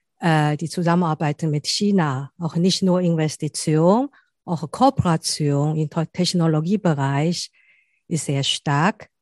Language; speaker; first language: German; non-native, fluent; Chinese